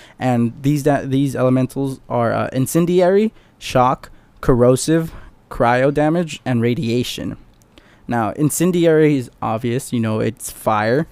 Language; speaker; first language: English; early bilingual, other home language; Spanish